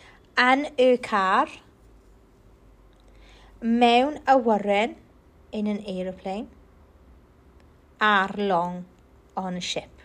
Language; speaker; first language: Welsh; non-native, local second language; English